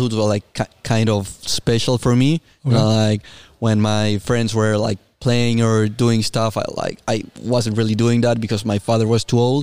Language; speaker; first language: English; non-native, fluent; Spanish